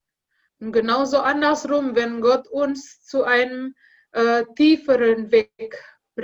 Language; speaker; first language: German; non-native, learner; Indonesian